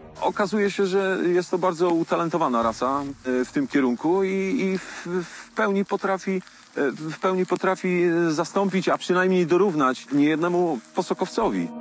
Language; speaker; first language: Polish; native; Polish